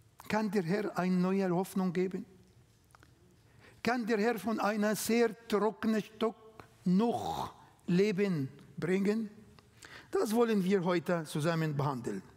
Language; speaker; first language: German; non-native, learner; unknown